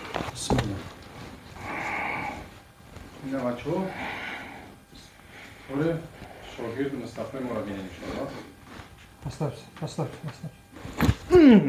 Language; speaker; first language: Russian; non-native, learner; Tajik